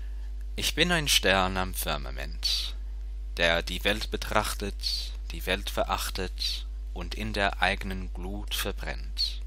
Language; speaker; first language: German; non-native, fluent; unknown